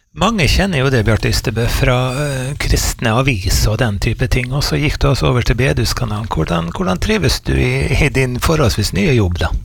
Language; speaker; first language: Norwegian; native; Norwegian